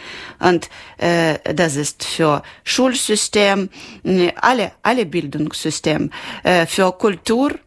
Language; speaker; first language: German; non-native, learner; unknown